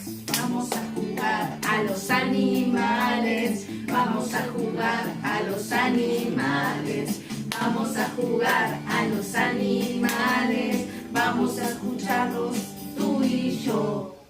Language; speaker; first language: Spanish; native; Spanish